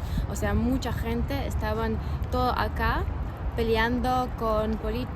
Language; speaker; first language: Spanish; non-native, fluent; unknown